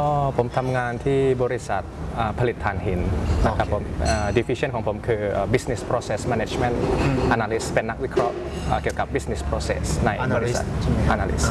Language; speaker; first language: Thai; early bilingual, other home language; Indonesian